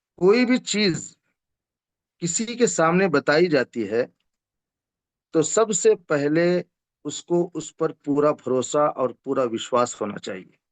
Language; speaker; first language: Hindi; non-native, local second language; Urdu